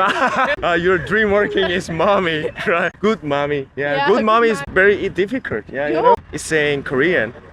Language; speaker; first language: English; non-native, learner; Korean